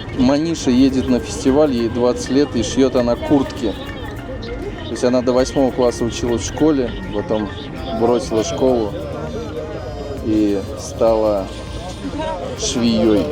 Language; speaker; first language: Russian; native; Russian